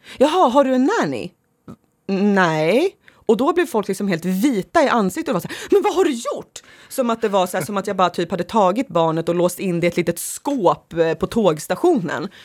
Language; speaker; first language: Swedish; early bilingual, other home language; Finnish